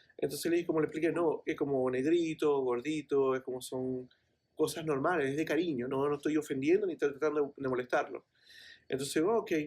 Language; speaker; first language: Spanish; native; Spanish